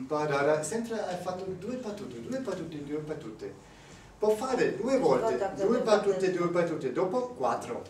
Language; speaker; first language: Italian; non-native, learner; German